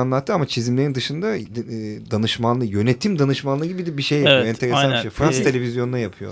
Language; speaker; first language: Turkish; native; Turkish